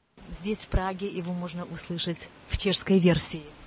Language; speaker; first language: Russian; native; Russian